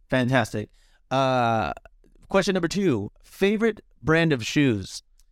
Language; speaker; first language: English; early bilingual, other home language; Spanish